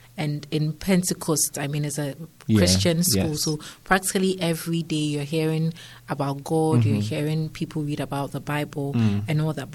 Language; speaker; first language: English; non-native, local second language; Akan